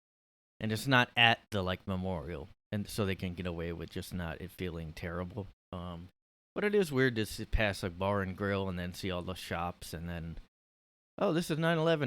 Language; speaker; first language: English; native; English